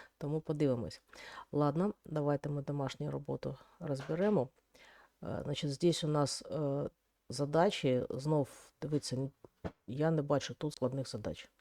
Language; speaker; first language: Ukrainian; non-native, local second language; Russian